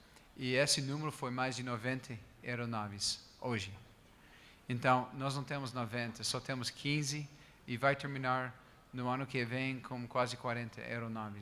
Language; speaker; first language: Portuguese; non-native, fluent; English